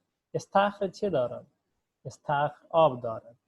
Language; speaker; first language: Persian; non-native, fluent; Urdu